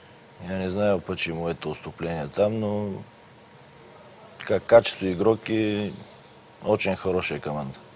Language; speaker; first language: Russian; non-native, learner; Bulgarian